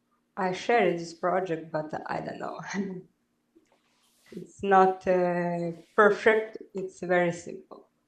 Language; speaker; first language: English; non-native, learner; Belarusian